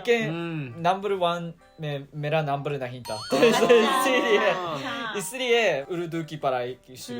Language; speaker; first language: Hindi; non-native, fluent; Japanese